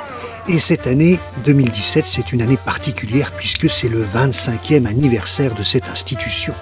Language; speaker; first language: French; native; French